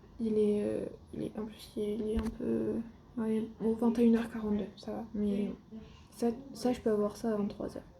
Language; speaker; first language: French; native; French